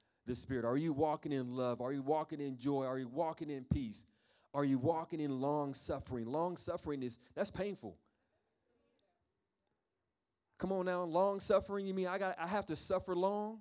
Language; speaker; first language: English; native; English